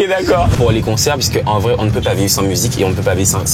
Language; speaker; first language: French; native; French